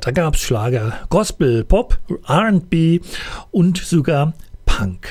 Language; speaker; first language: German; native; German